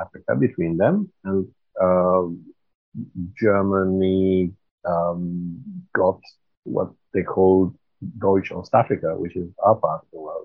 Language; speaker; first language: English; non-native, local second language; Swahili